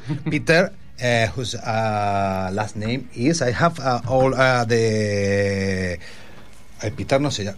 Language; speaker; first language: English; non-native, learner; Spanish